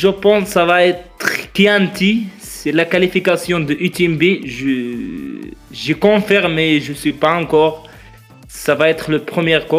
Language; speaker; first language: French; non-native, learner; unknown